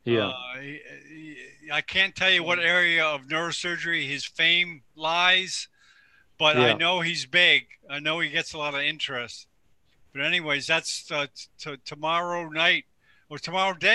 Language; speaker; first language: English; native; English